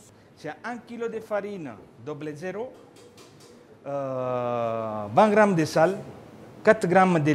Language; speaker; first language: French; non-native, learner; Italian